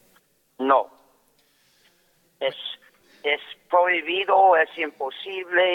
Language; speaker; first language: Spanish; non-native, fluent; English